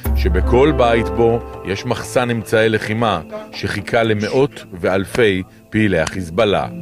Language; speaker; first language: Hebrew; native; Hebrew